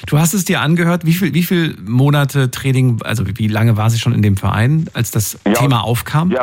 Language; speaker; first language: German; native; German